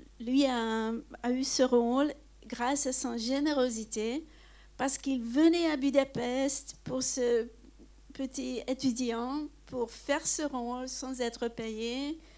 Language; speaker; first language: French; non-native, fluent; Hungarian